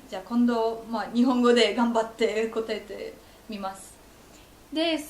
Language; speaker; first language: Japanese; non-native, fluent; Polish